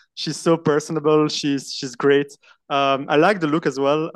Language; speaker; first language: English; non-native, fluent; French